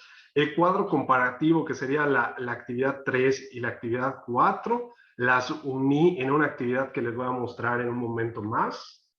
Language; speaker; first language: Spanish; native; Spanish